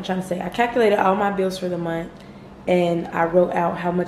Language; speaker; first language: English; native; English